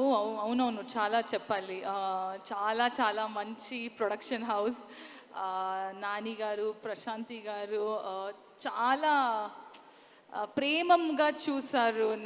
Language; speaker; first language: Telugu; non-native, learner; Kannada